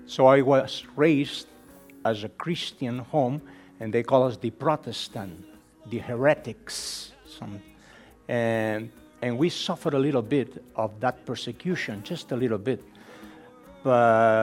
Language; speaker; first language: English; non-native, fluent; Spanish